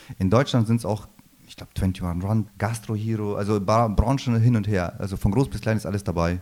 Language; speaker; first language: German; early bilingual, other home language; Low German